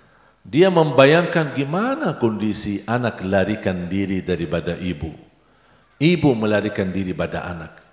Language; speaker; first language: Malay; non-native, fluent; Arabic